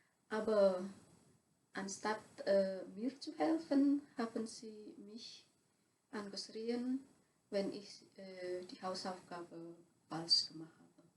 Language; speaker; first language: German; non-native, fluent; Javanese